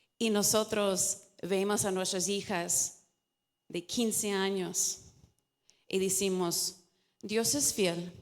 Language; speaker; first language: Spanish; non-native, fluent; English